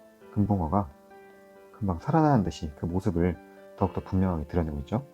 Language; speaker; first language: Korean; native; Korean